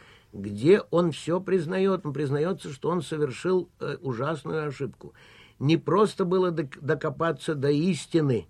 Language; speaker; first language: Russian; native; Russian